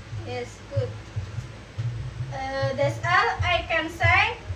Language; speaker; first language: English; non-native, learner; Indonesian